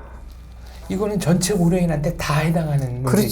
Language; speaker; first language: Korean; native; Korean